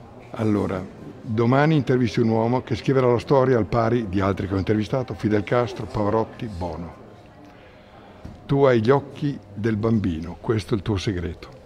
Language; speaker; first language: Italian; native; Italian